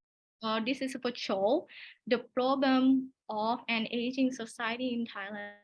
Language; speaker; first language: English; non-native, learner; Thai